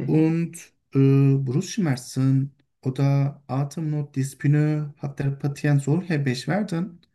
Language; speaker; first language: German; non-native, learner; Turkish